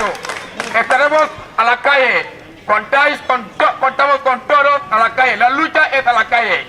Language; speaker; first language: Spanish; non-native, fluent; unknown